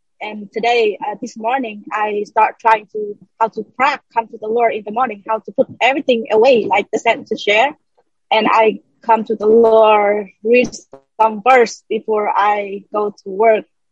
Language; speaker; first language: English; non-native, learner; Vietnamese